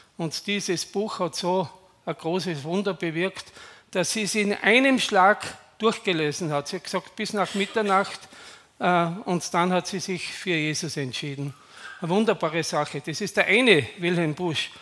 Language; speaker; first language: German; native; German